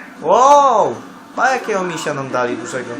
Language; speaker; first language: Polish; native; Polish